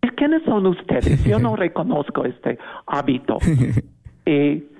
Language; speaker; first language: Spanish; non-native, fluent; English